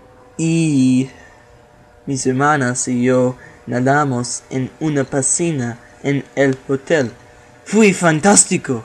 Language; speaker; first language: Spanish; non-native, learner; English